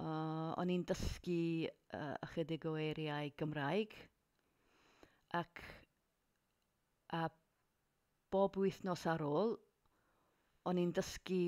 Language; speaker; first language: Welsh; non-native, learner; English